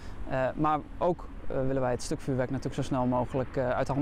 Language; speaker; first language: Dutch; native; Dutch